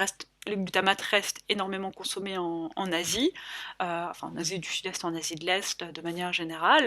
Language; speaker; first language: French; native; French